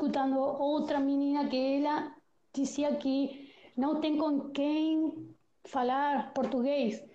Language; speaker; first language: Portuguese; non-native, learner; Spanish